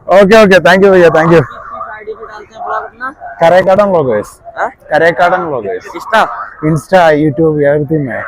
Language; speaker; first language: Hindi; non-native, local second language; Malayalam